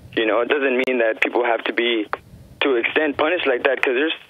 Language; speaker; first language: English; native; English